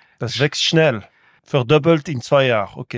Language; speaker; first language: German; non-native, local second language; French